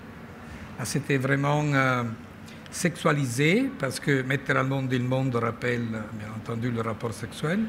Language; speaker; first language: French; non-native, fluent; Italian